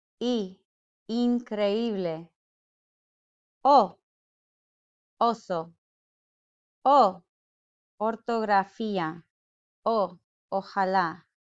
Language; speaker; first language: Spanish; non-native, fluent; English